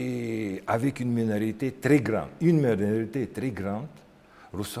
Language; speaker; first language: French; non-native, learner; Russian